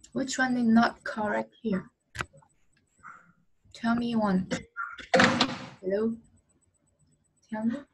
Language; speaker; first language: English; non-native, learner; Vietnamese